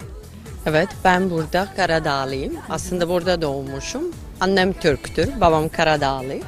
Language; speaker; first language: Turkish; non-native, local second language; Bosnian